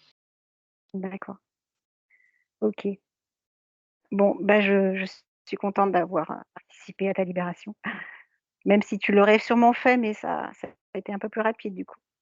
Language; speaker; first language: French; native; French